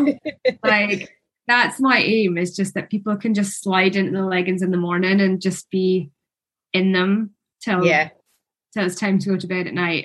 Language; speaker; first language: English; native; English